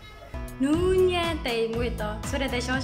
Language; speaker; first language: Japanese; non-native, learner; Burmese